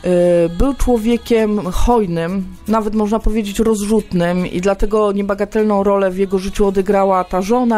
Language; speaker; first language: Polish; native; Polish